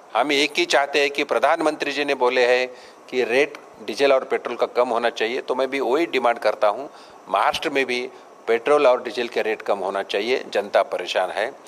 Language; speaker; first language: Hindi; non-native, local second language; Marathi